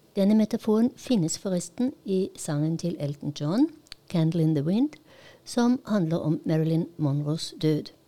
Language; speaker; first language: Norwegian; non-native, fluent; Polish